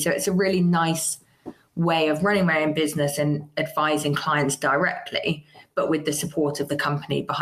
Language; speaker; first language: English; native; English